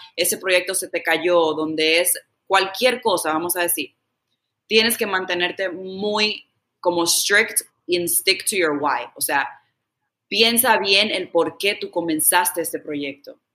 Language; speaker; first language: Spanish; early bilingual, heritage; Spanish